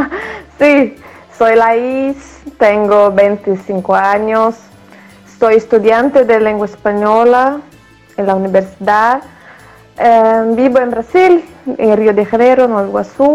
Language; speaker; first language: Spanish; non-native, fluent; Portuguese